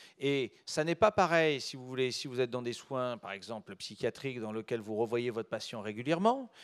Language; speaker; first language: French; native; French